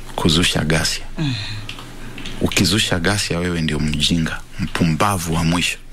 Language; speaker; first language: Swahili; non-native, local second language; Luyia